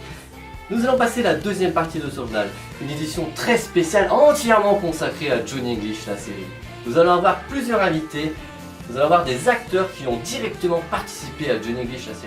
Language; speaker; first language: French; native; French